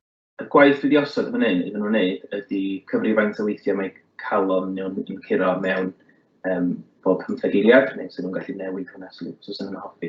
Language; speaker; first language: Welsh; native; Welsh